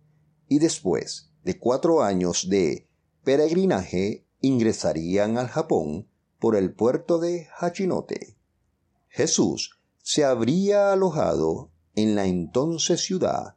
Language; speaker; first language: Spanish; native; Spanish